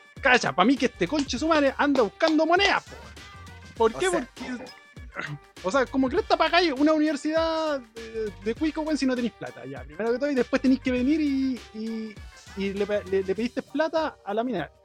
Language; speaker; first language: Spanish; native; Spanish